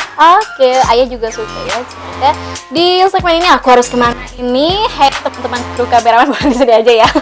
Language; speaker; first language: Indonesian; native; Indonesian